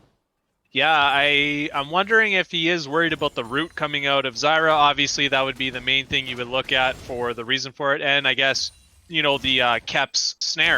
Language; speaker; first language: English; native; English